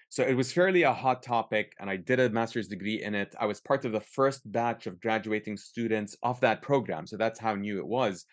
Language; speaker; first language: English; early bilingual, other home language; Arabic